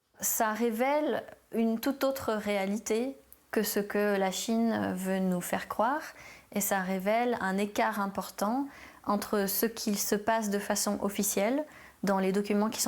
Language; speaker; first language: French; native; French